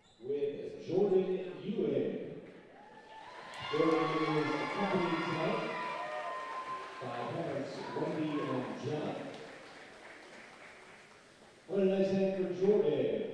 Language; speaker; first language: English; native; English